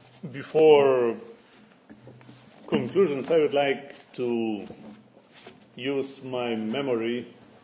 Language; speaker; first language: English; non-native, fluent; Slovenian